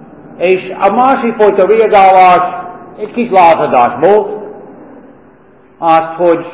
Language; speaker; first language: Hungarian; non-native, fluent; English